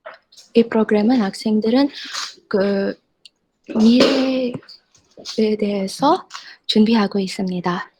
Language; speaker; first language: Korean; non-native, fluent; Indonesian